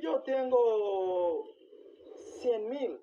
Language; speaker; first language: Spanish; non-native, learner; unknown